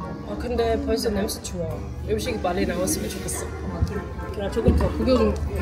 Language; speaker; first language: Korean; non-native, learner; German